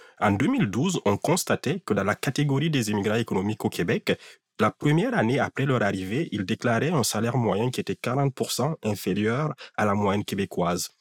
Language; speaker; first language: French; non-native, local second language; Fula